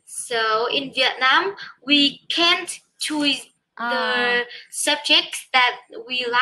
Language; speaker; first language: English; non-native, learner; Vietnamese